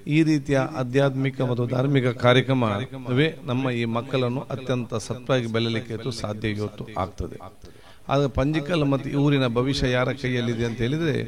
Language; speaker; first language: Kannada; non-native, local second language; Badaga